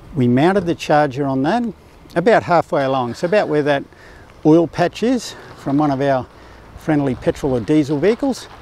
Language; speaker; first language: English; native; English